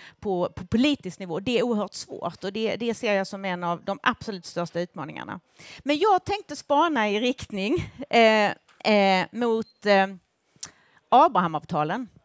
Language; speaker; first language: Swedish; native; Swedish